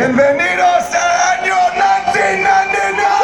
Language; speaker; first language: Spanish; non-native, learner; English